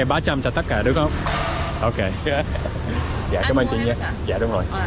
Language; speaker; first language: Vietnamese; non-native, learner; English